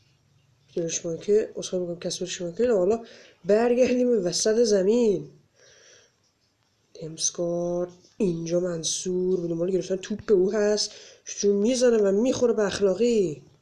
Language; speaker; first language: Persian; native; Persian